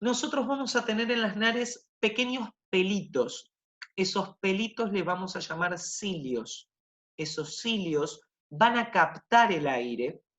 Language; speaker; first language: Spanish; native; Spanish